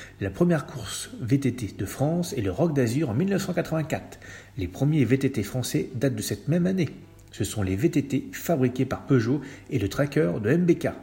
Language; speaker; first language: French; native; French